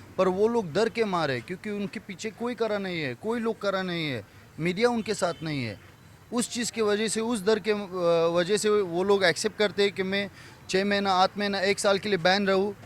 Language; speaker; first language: Hindi; non-native, fluent; Persian